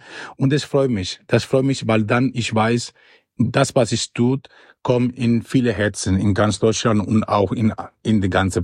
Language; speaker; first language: German; non-native, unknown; Spanish